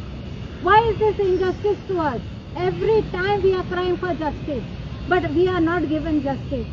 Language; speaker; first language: English; non-native, local second language; Hindi